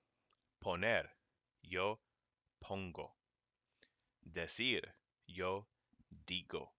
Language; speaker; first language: Spanish; non-native, fluent; English